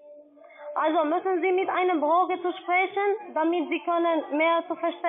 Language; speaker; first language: German; non-native, learner; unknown